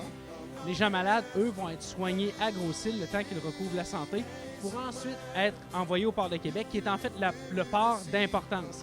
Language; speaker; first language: French; native; French